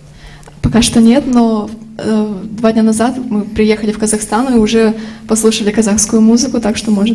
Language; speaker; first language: Russian; native; Russian